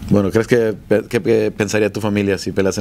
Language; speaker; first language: Spanish; native; Spanish